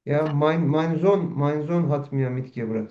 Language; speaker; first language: German; non-native, learner; Turkish